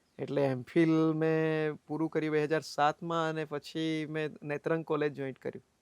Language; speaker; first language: Gujarati; non-native, local second language; Bhili